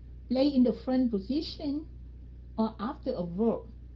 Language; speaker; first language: English; non-native, fluent; Vietnamese